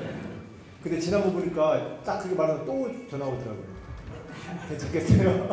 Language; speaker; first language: Korean; native; Korean